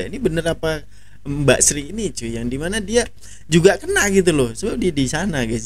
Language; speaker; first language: Indonesian; native; Indonesian